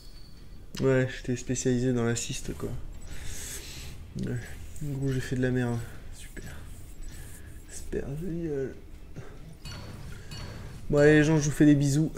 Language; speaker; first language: French; native; French